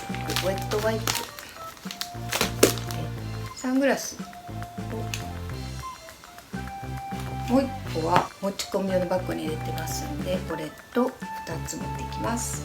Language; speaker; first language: Japanese; native; Japanese